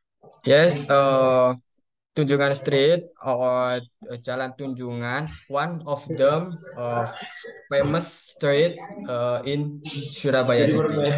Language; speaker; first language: English; non-native, learner; Indonesian